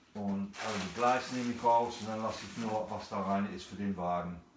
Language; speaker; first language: German; non-native, learner; English